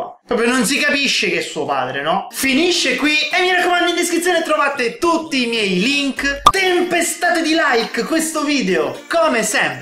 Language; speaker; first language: Italian; native; Italian